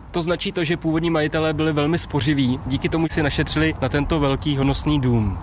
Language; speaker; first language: Czech; native; Czech